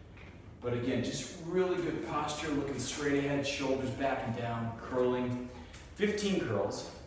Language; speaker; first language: English; native; English